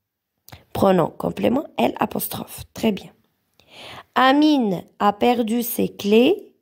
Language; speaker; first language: French; non-native, local second language; Arabic